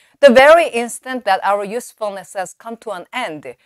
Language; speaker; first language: English; non-native, fluent; Korean